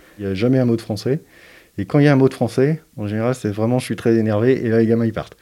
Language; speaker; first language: French; native; French